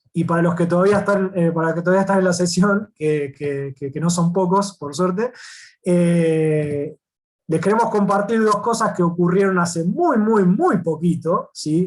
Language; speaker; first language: Spanish; native; Spanish